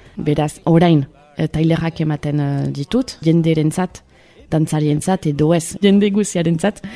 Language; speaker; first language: Basque; early bilingual, other home language; Spanish